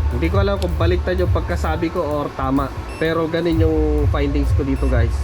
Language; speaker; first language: Filipino; non-native, local second language; Iloko